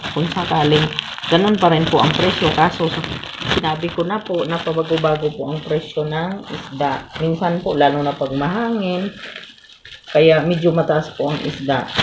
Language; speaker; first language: Filipino; non-native, local second language; Cebuano